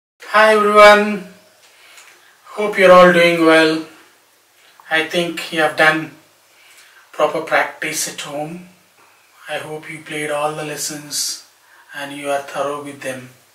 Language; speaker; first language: English; non-native, local second language; Telugu